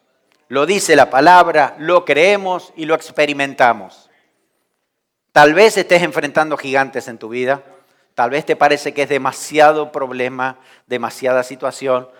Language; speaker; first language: Spanish; native; Spanish